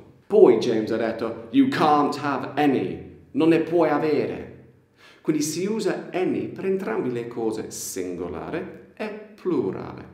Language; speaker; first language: Italian; non-native, fluent; English